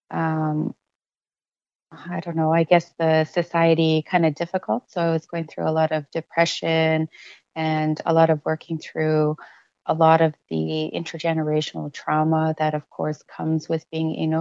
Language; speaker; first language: English; non-native, local second language; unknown